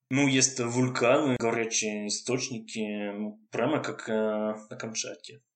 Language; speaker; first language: Russian; non-native, fluent; French